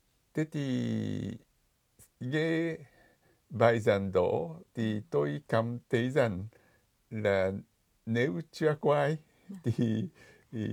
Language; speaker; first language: Vietnamese; non-native, fluent; Japanese